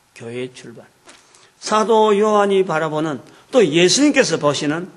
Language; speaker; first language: Korean; native; Korean